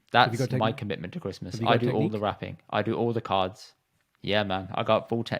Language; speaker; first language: English; early bilingual, other home language; Punjabi